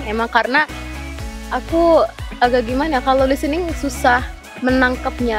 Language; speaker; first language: Indonesian; early bilingual, heritage; Indonesian